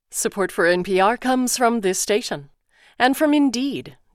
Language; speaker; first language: English; non-native, fluent; Ukrainian